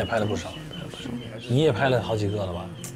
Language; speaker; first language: Chinese; native; Chinese